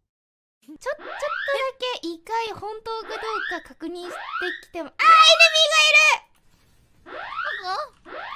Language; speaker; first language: Japanese; non-native, fluent; Indonesian